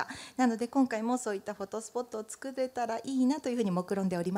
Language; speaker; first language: Japanese; native; Japanese